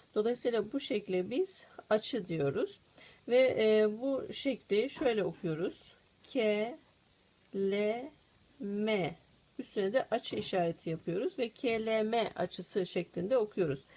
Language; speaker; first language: Turkish; native; Turkish